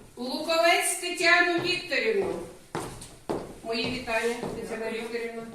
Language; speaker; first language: Ukrainian; native; Ukrainian